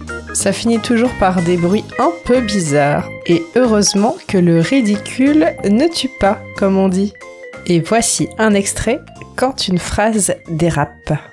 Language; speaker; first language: French; native; French